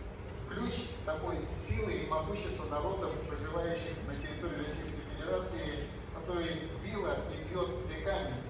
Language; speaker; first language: Russian; native; Russian